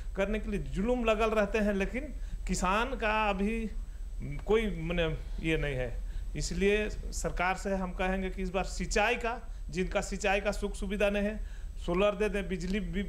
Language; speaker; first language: Hindi; native; Hindi